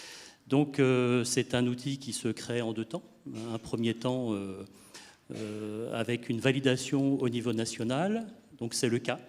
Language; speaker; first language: French; native; French